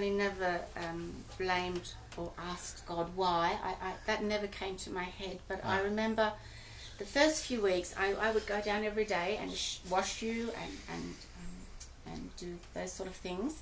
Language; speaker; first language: English; early bilingual, other home language; German